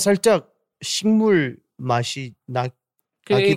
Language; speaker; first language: Korean; early bilingual, heritage; English